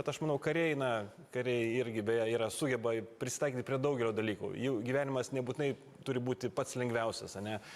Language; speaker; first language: Lithuanian; native; Lithuanian